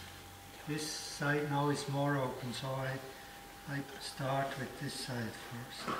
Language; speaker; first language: English; non-native, learner; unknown